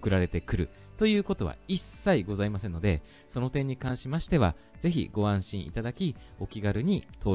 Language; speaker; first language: Japanese; native; Japanese